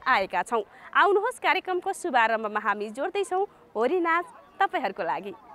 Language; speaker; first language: Nepali; native; Nepali